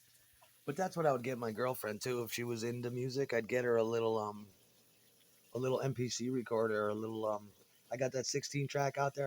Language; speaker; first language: English; native; English